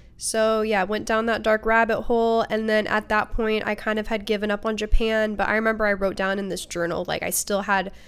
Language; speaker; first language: English; native; English